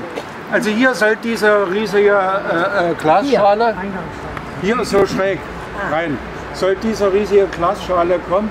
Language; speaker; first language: German; native; German